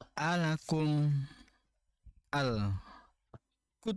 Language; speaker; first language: Arabic; non-native, learner; Indonesian